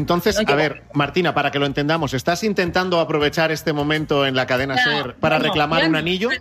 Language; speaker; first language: Spanish; native; Spanish